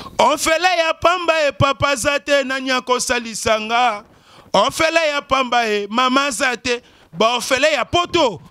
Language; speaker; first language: Lingala; native; Lingala